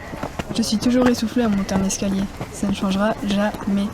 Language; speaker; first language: French; native; French